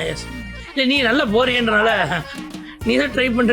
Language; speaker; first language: Tamil; native; Tamil